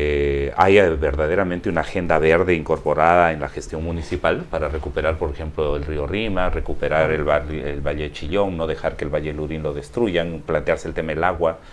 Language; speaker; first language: Spanish; native; Spanish